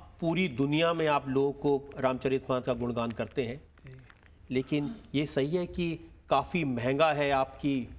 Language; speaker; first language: Hindi; native; Hindi